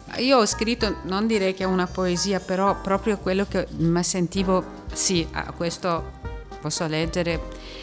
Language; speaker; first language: Italian; non-native, fluent; Persian